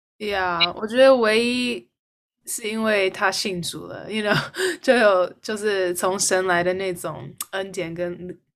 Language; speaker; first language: Chinese; early bilingual, heritage; Chinese